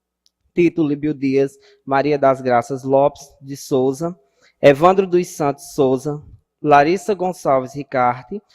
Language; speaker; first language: Portuguese; native; Portuguese